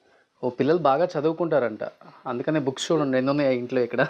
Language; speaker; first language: Telugu; native; Telugu